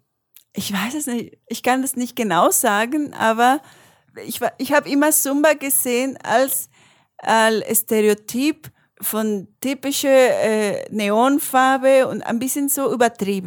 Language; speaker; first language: German; non-native, learner; Spanish